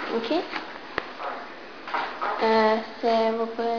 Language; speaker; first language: French; non-native, learner; English